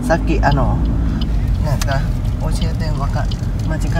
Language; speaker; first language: Japanese; non-native, learner; Thai